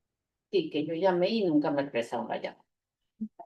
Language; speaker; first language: Spanish; native; Spanish